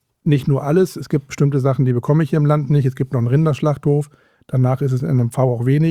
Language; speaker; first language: German; native; German